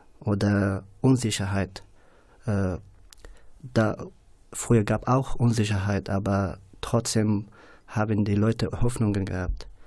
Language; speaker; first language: German; non-native, fluent; Persian